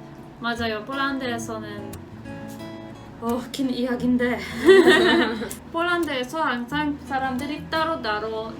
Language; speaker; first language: Korean; non-native, fluent; Polish